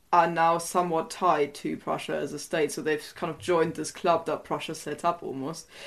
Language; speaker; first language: English; non-native, fluent; German